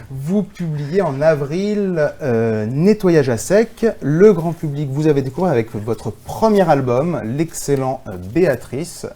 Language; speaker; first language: French; native; French